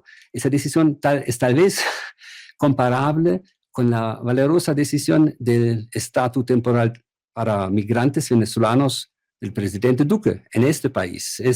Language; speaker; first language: Spanish; non-native, fluent; German